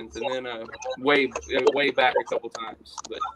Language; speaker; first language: English; native; English